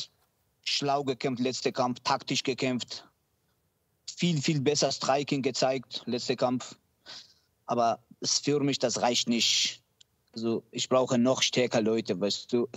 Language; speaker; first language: German; non-native, learner; Georgian